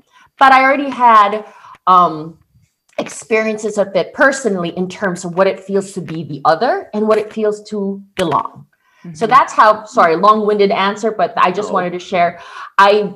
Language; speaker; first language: English; non-native, local second language; Filipino